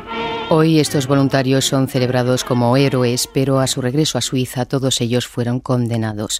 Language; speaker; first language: Spanish; native; Spanish